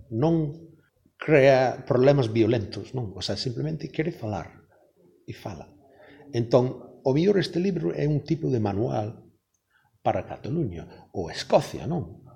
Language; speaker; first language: Galician; non-native, fluent; English